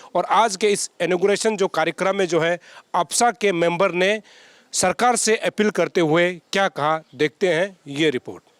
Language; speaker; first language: Hindi; non-native, local second language; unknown